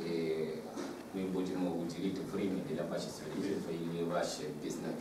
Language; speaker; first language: Russian; non-native, learner; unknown